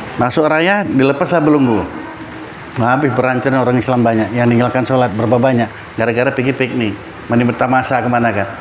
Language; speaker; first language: Indonesian; non-native, local second language; Minangkabau